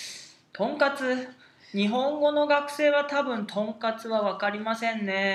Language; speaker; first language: Japanese; native; Japanese